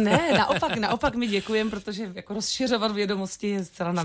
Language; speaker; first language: Czech; native; Czech